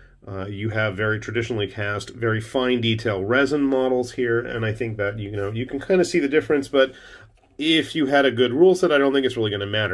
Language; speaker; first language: English; native; English